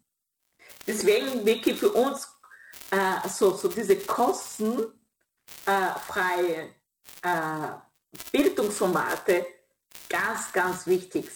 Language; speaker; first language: German; non-native, fluent; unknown